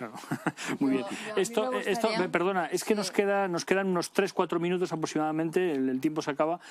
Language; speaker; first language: Spanish; native; Spanish